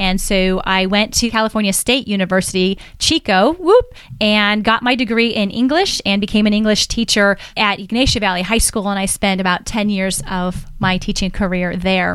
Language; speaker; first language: English; native; English